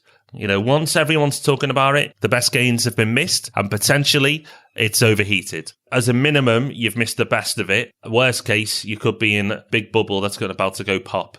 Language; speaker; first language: English; native; English